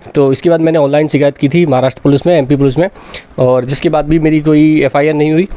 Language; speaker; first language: Hindi; native; Hindi